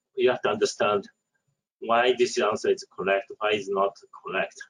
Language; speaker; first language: English; non-native, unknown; Japanese